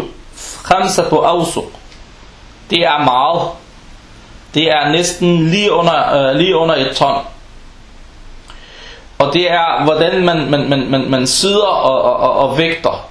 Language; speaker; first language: Danish; early bilingual, other home language; Arabic